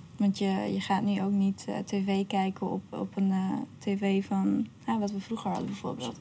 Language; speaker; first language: Dutch; early bilingual, other home language; Persian